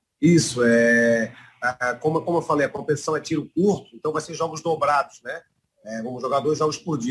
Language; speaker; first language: Portuguese; native; Portuguese